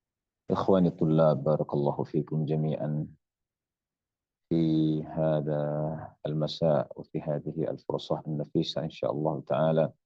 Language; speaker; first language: Arabic; non-native, fluent; Indonesian